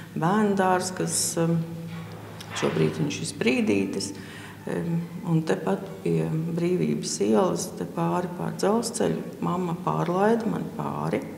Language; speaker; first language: Latvian; native; Latvian